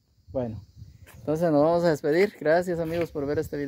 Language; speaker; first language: Spanish; native; Spanish